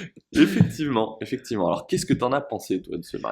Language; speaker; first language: French; native; French